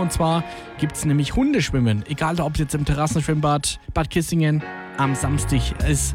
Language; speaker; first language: German; native; German